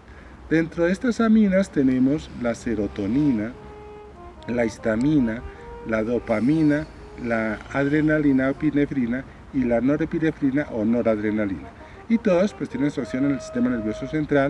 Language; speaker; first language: Spanish; native; Spanish